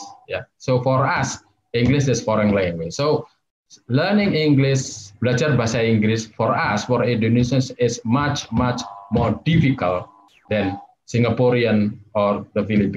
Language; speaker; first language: English; non-native, fluent; Javanese